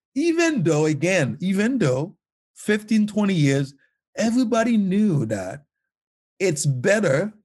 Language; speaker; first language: English; non-native, fluent; Haitian Creole